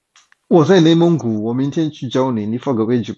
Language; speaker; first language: Chinese; non-native, learner; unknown